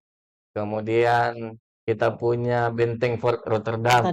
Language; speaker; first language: Indonesian; native; Indonesian